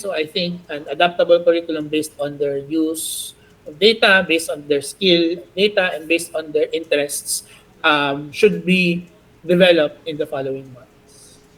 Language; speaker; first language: English; non-native, fluent; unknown